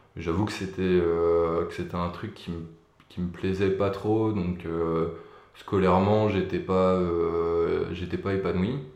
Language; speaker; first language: French; native; French